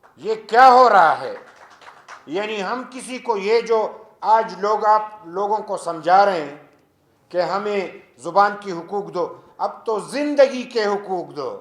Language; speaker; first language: Urdu; non-native, local second language; Pashto